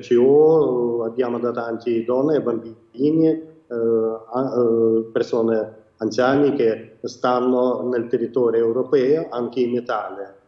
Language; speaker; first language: Italian; non-native, fluent; Ukrainian